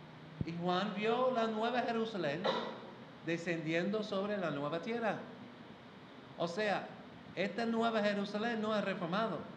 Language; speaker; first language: Spanish; non-native, fluent; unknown